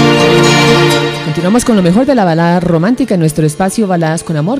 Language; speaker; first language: Spanish; native; Spanish